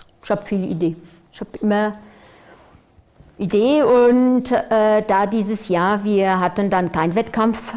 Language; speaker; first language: German; non-native, fluent; French